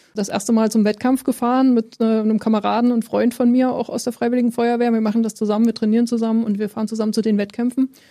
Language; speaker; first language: German; native; German